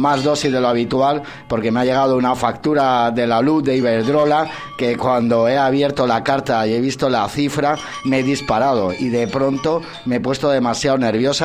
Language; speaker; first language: Spanish; native; Spanish